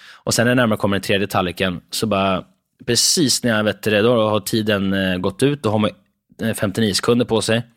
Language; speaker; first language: Swedish; native; Swedish